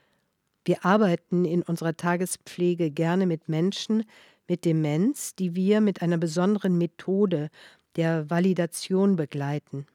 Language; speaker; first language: German; non-native, fluent; Dutch